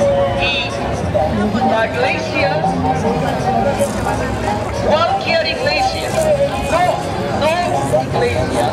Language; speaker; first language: Spanish; non-native, learner; English